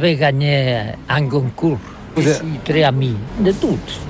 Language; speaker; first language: French; non-native, learner; Catalan